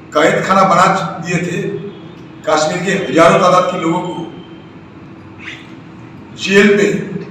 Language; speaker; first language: Hindi; non-native, local second language; Bangla